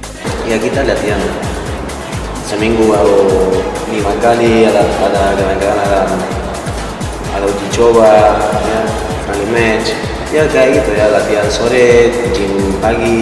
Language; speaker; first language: Indonesian; non-native, fluent; Spanish